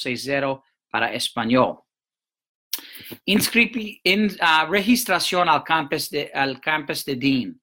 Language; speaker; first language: Spanish; non-native, fluent; English